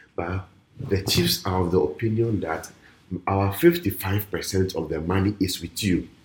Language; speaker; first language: English; non-native, local second language; Ewe